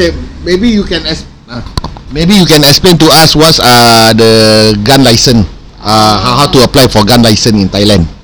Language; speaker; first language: English; non-native, local second language; Malay